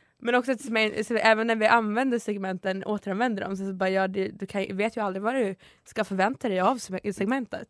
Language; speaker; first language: Swedish; native; Swedish